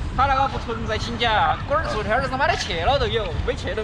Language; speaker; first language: Chinese; native; Chinese